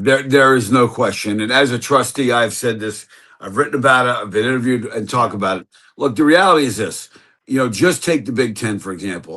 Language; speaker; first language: English; native; English